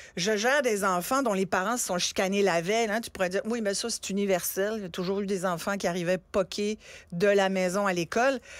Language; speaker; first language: French; early bilingual, other home language; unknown